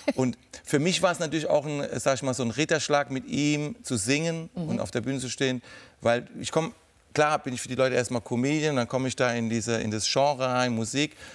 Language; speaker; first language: German; native; German